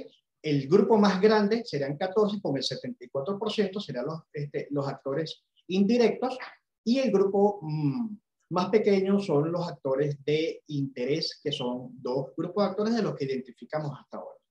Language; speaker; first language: Spanish; native; Spanish